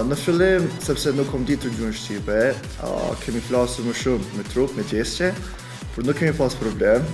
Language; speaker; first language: Albanian; early bilingual, other home language; Korean